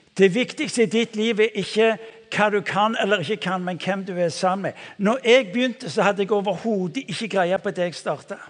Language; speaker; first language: Norwegian; native; Norwegian